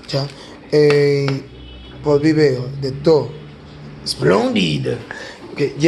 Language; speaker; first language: Spanish; non-native, learner; Haitian Creole